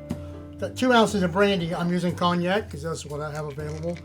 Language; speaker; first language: English; native; English